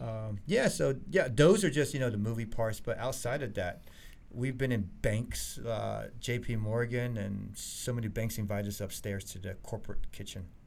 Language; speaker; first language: English; early bilingual, other home language; Chinese